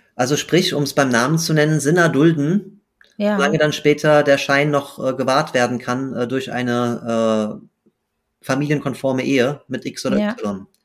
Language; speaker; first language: German; native; German